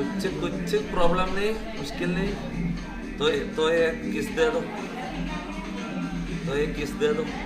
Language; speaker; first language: Hindi; non-native, local second language; Malayalam